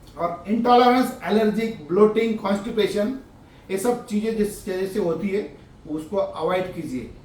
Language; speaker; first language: Hindi; non-native, local second language; Marathi